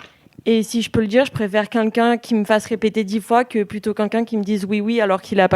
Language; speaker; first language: French; native; French